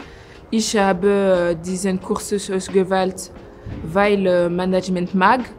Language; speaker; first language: German; non-native, learner; French